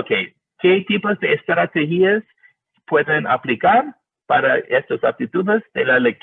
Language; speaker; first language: Spanish; non-native, learner; English